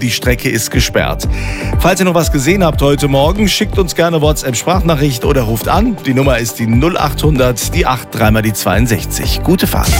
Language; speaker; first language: German; native; German